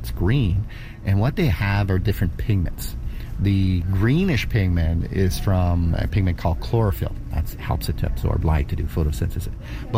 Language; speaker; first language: English; native; English